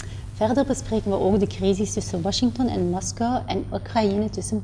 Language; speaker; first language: Dutch; native; Dutch